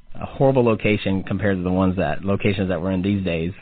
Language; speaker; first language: English; native; English